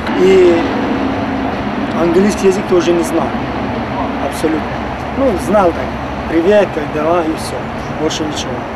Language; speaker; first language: Ukrainian; non-native, learner; Turkish